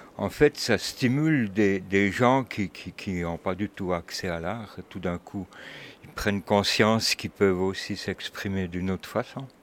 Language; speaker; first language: French; native; French